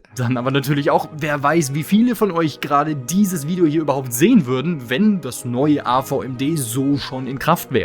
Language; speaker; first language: German; native; German